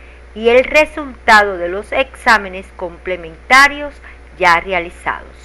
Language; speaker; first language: Spanish; native; Spanish